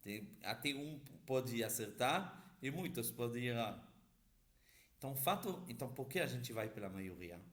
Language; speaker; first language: Portuguese; non-native, fluent; Hebrew